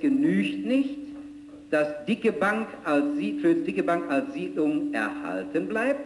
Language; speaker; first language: German; native; German